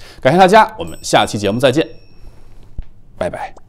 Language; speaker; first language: Chinese; native; Chinese